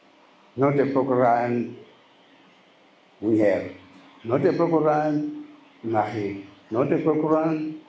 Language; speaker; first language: Portuguese; non-native, learner; Lingala